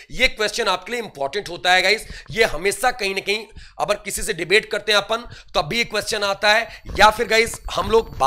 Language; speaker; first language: Hindi; native; Hindi